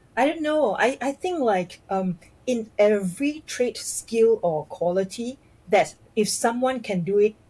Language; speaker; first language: English; non-native, local second language; Chinese